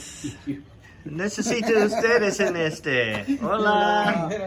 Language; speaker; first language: Spanish; non-native, learner; English